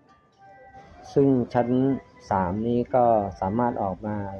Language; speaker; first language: Thai; native; Thai